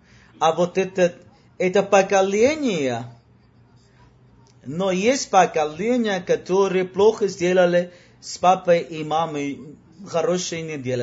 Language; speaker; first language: Russian; non-native, learner; Spanish